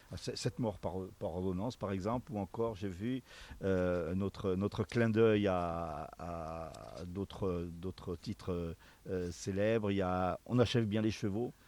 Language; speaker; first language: French; native; French